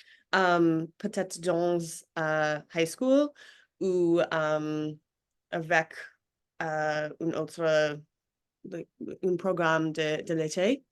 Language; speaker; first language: French; non-native, learner; English